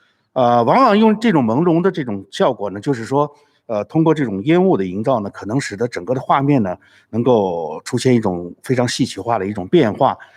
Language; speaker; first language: Chinese; native; Chinese